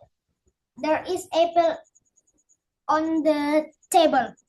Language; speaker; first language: English; non-native, learner; Indonesian